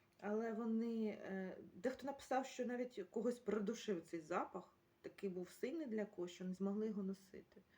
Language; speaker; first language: Ukrainian; native; Ukrainian